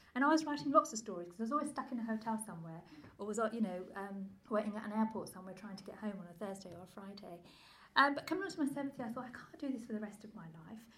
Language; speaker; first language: English; native; English